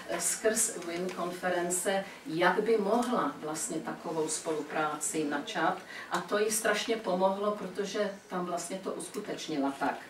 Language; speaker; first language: Czech; early bilingual, heritage; Czech